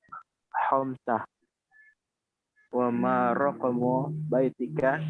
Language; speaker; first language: Arabic; non-native, learner; Indonesian